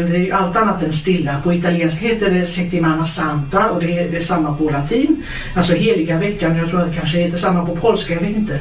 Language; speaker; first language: Swedish; native; Swedish